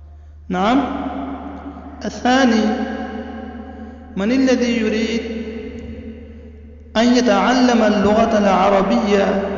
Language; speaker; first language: Arabic; non-native, fluent; Urdu